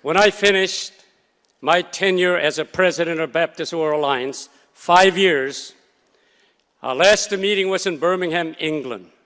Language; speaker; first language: English; non-native, fluent; Korean